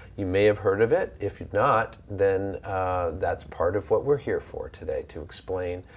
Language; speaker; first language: English; native; English